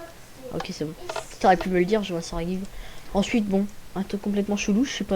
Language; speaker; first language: French; native; French